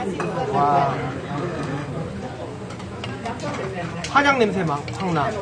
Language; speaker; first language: Korean; native; Korean